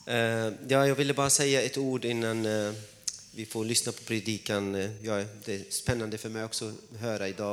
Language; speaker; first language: Swedish; non-native, fluent; Arabic